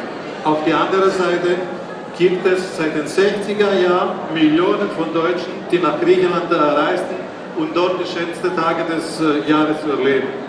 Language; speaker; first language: German; non-native, fluent; Greek